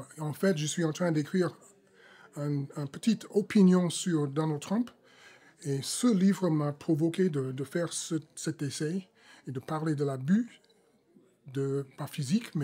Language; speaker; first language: French; non-native, fluent; English